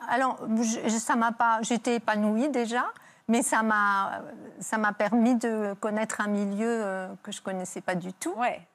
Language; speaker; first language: French; native; French